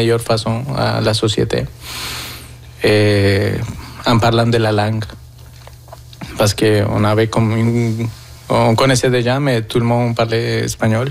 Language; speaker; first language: French; non-native, fluent; Spanish